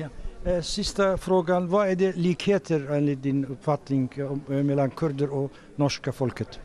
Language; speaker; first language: Norwegian; non-native, fluent; Kurdish